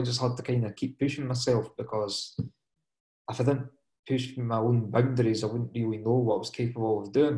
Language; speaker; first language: English; native; English